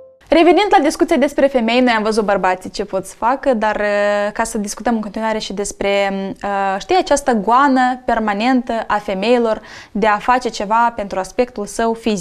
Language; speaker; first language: Romanian; native; Romanian